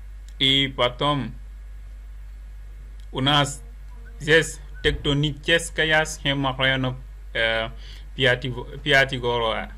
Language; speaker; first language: Russian; non-native, learner; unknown